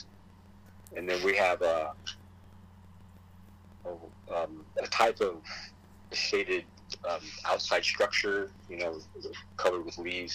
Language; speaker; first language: English; early bilingual, other home language; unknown